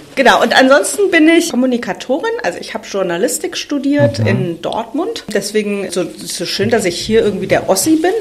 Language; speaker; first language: German; native; German